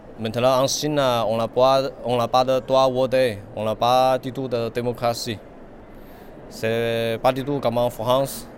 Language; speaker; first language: French; non-native, learner; Chinese